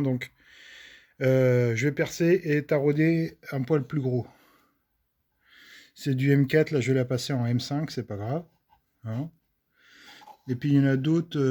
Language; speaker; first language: French; native; French